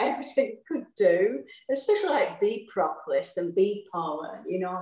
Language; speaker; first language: English; native; English